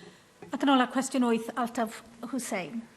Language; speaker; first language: Welsh; native; Welsh